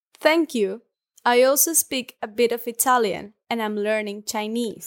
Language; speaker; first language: English; non-native, learner; Spanish